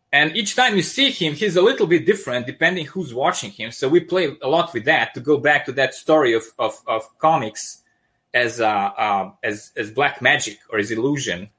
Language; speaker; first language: English; non-native, fluent; Serbian